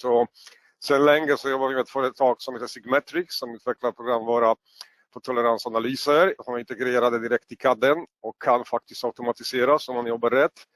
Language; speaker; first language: Swedish; non-native, fluent; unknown